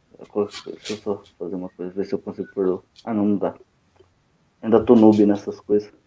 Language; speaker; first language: Portuguese; native; Portuguese